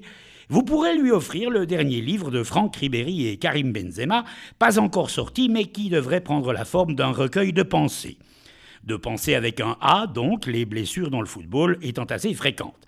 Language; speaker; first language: French; native; French